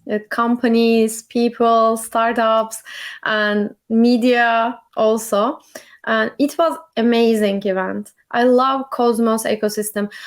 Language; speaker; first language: English; non-native, learner; Turkish